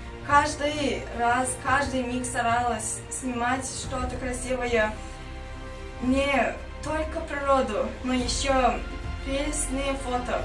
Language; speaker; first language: Russian; non-native, learner; Turkmen